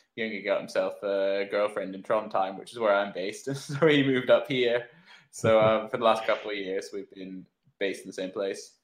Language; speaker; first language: English; native; English